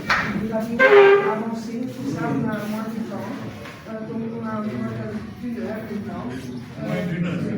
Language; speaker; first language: French; non-native, fluent; German